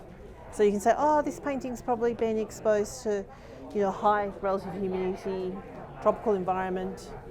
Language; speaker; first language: English; non-native, fluent; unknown